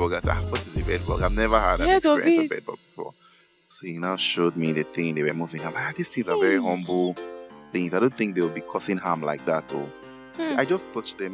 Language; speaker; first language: English; non-native, local second language; Yoruba